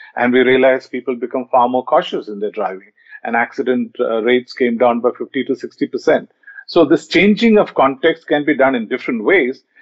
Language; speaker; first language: English; non-native, local second language; Malayalam